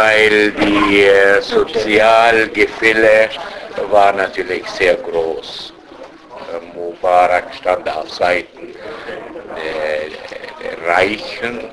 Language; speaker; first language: German; non-native, fluent; Arabic